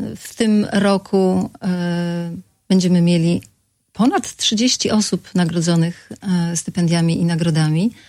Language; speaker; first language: Polish; native; Polish